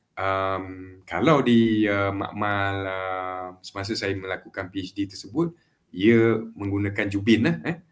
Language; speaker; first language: Malay; native; Malay